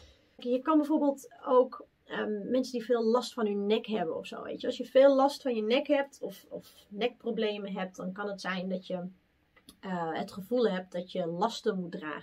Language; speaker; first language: Dutch; native; Dutch